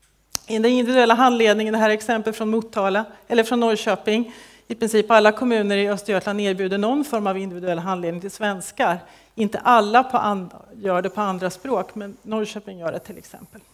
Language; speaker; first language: Swedish; native; Swedish